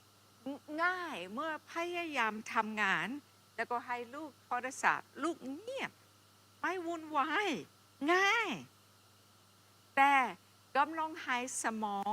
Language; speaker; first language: Thai; non-native, fluent; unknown